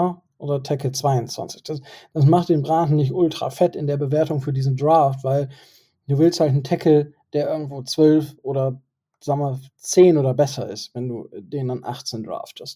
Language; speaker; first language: German; native; German